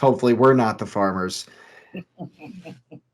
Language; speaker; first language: English; native; English